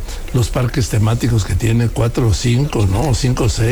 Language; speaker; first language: Spanish; native; Spanish